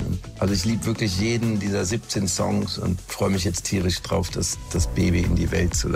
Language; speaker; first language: German; native; German